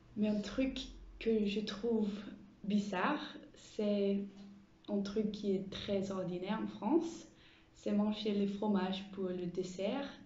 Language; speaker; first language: French; non-native, learner; Danish